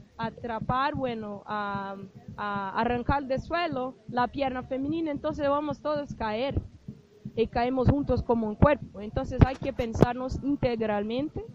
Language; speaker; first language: Spanish; non-native, fluent; Portuguese